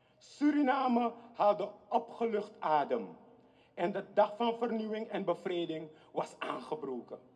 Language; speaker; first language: Dutch; native; Dutch